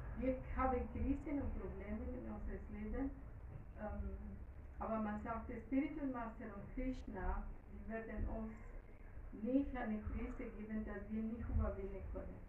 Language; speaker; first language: German; non-native, fluent; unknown